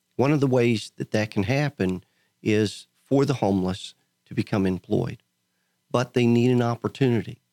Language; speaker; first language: English; native; English